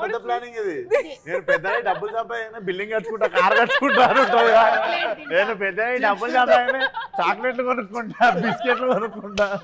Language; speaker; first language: Telugu; native; Telugu